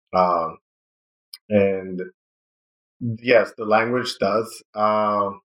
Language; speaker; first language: English; non-native, fluent; Spanish